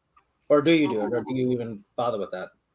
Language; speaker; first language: English; native; English